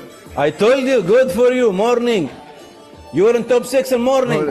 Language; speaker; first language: English; non-native, learner; Arabic